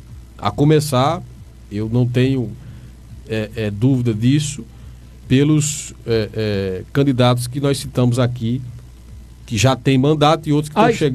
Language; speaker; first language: Portuguese; native; Portuguese